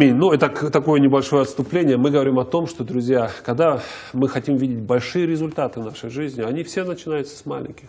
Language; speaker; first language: Russian; native; Russian